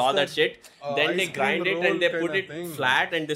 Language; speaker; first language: English; non-native, local second language; Kannada